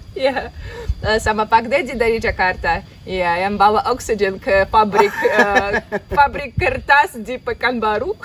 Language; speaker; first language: Indonesian; non-native, fluent; Belarusian